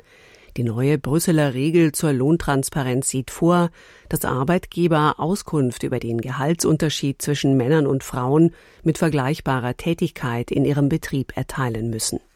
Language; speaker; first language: German; native; German